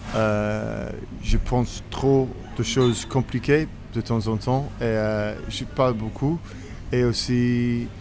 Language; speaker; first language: French; non-native, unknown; English